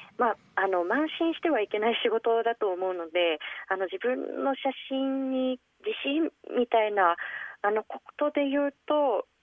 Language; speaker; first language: Japanese; native; Japanese